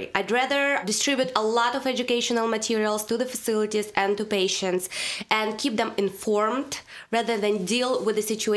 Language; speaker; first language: English; non-native, fluent; Russian